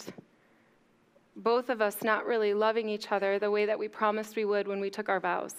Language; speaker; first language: English; native; English